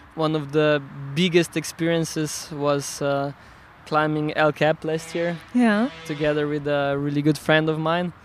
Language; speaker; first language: English; non-native, fluent; Slovenian